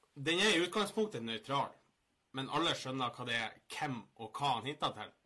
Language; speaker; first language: Norwegian; native; Norwegian